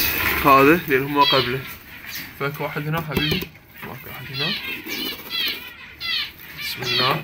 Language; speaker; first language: Arabic; native; Arabic